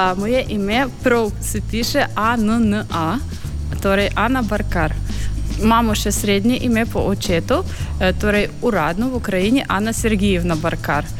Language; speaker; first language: Slovenian; non-native, fluent; Russian